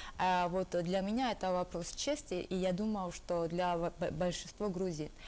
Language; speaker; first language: Russian; non-native, local second language; Georgian